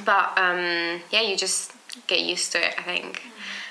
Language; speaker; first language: English; non-native, fluent; Italian